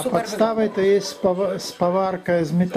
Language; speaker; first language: Polish; non-native, learner; Russian